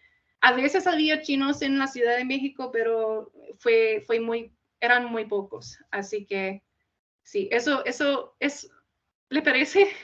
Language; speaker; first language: Spanish; non-native, fluent; English